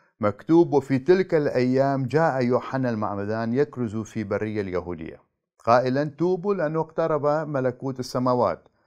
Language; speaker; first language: Arabic; native; Arabic